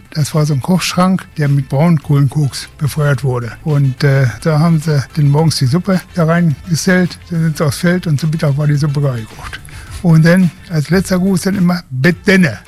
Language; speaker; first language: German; native; German